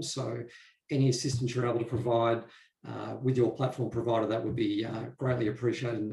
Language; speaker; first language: English; native; English